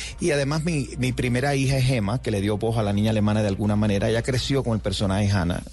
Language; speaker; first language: Spanish; native; Spanish